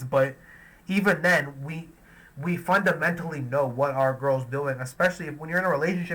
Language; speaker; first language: English; native; English